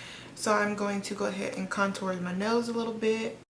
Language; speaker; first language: English; native; English